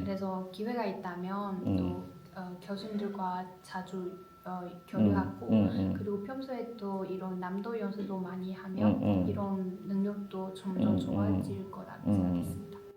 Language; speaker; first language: Korean; non-native, learner; Chinese